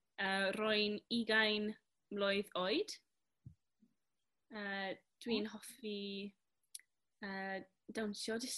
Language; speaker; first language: Welsh; non-native, learner; English